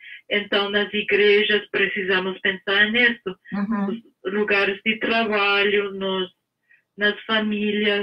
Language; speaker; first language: Portuguese; non-native, fluent; English